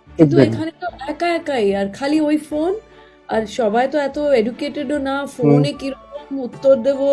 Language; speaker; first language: Bangla; non-native, local second language; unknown